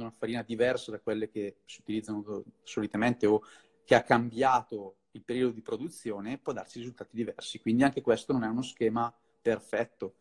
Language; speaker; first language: Italian; native; Italian